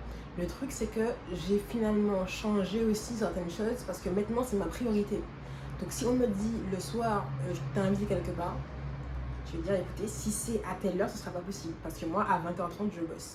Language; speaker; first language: French; native; French